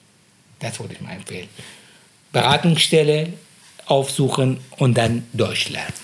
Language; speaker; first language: German; non-native, fluent; Persian